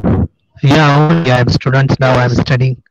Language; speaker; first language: English; non-native, learner; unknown